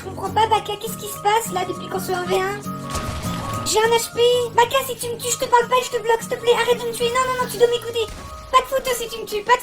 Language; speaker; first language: French; native; French